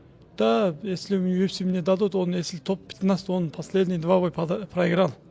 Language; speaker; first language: Russian; non-native, local second language; Kyrgyz